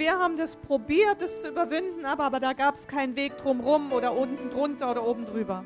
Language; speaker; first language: German; native; German